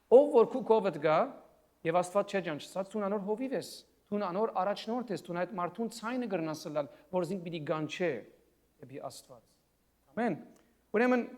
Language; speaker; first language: Armenian; early bilingual, heritage; Armenian